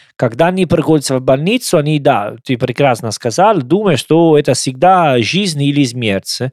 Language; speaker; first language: Russian; non-native, learner; Italian